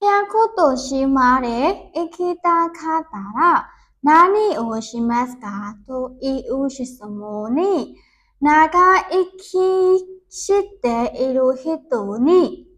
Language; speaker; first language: Japanese; non-native, learner; Burmese